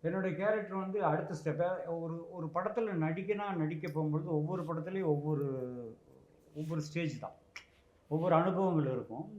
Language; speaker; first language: Tamil; native; Tamil